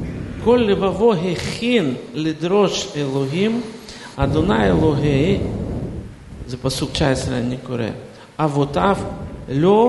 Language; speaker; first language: Hebrew; non-native, fluent; Russian